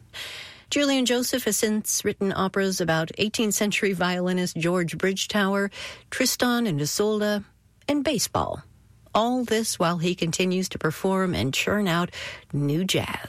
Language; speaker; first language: English; native; English